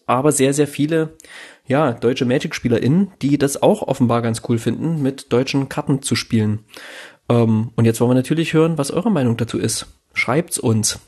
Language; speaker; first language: German; native; German